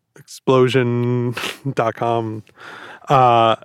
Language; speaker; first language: English; native; English